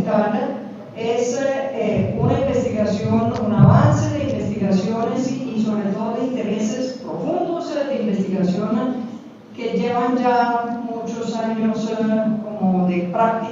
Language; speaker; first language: Spanish; native; Spanish